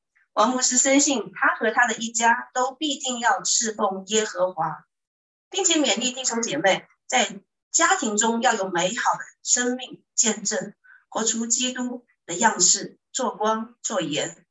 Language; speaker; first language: Chinese; native; Chinese